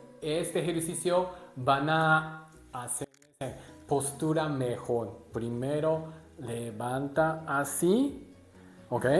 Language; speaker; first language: Spanish; non-native, learner; Japanese